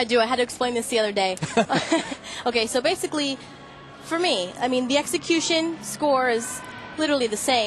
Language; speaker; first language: English; native; English